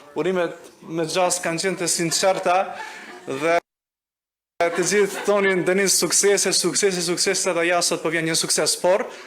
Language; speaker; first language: Albanian; non-native, local second language; Romany